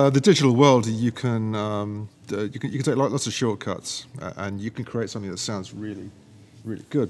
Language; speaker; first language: English; native; English